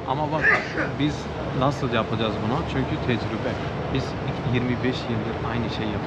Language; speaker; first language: Turkish; non-native, fluent; Bangla